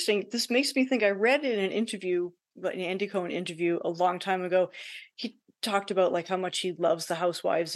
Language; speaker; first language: English; native; English